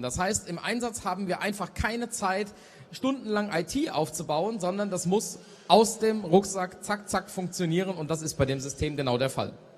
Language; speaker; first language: German; native; German